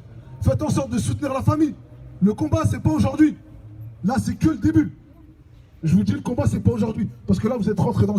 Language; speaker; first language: French; native; French